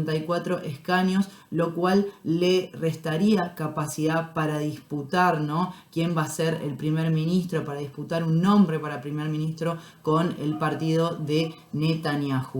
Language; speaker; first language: Spanish; native; Spanish